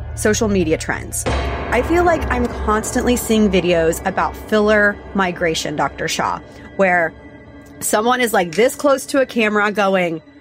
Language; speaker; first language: English; native; English